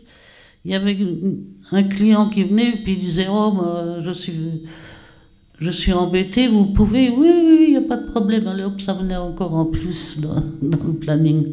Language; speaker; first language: French; native; French